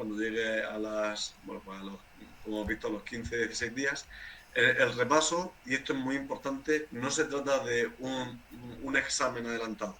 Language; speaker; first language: Spanish; native; Spanish